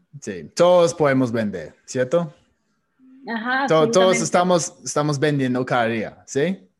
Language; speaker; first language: Spanish; non-native, fluent; English